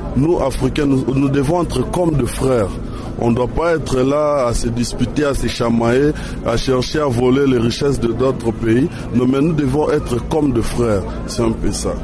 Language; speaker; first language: French; non-native, local second language; Lingala